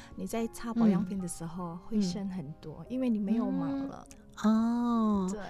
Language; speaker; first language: Chinese; non-native, fluent; Indonesian